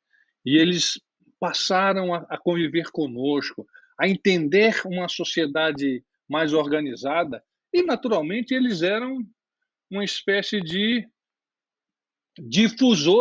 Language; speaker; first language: Portuguese; native; Portuguese